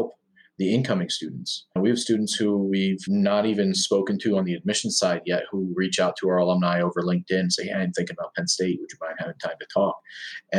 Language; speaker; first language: English; native; English